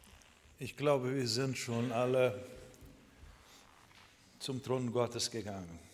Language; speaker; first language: German; non-native, fluent; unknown